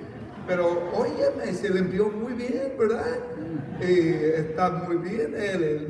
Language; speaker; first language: Spanish; non-native, fluent; English